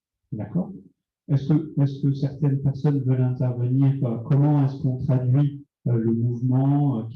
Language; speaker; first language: French; native; French